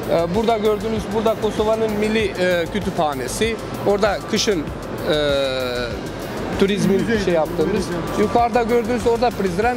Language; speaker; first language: Turkish; non-native, fluent; Albanian